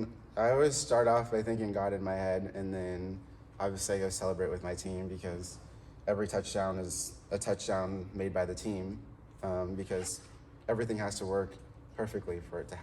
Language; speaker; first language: English; native; English